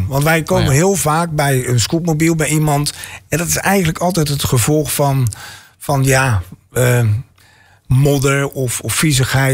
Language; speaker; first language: Dutch; native; Dutch